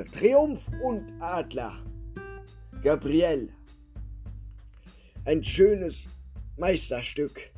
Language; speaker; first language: German; native; German